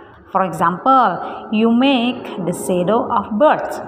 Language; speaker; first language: English; non-native, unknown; Indonesian